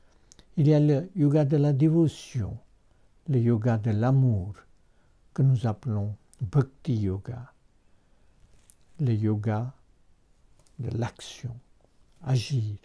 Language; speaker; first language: French; non-native, fluent; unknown